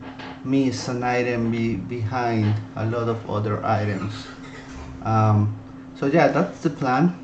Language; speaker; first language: English; non-native, fluent; Spanish